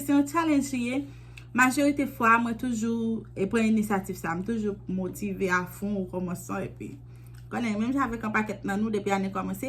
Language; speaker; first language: French; non-native, learner; Haitian Creole